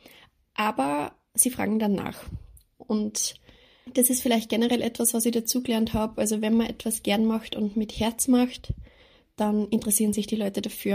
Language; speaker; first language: German; native; German